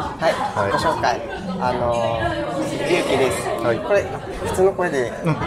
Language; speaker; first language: Japanese; native; Japanese